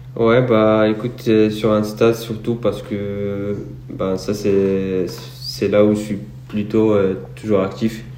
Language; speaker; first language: French; non-native, local second language; Arabic